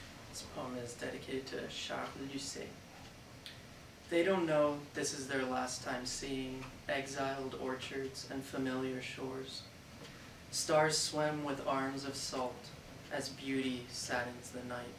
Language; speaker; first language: English; native; English